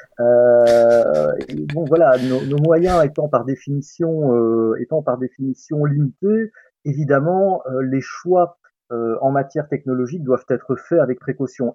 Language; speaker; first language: French; native; French